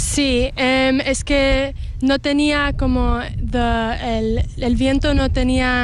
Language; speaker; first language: Spanish; early bilingual, heritage; English